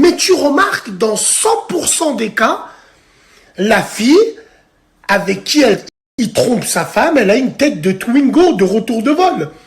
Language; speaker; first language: French; native; French